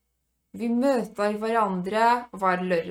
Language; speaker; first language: Norwegian; non-native, fluent; Polish